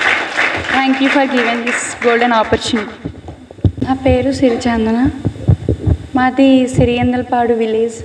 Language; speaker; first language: Telugu; native; Telugu